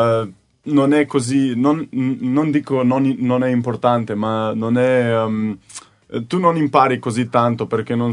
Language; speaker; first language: Italian; non-native, learner; Slovenian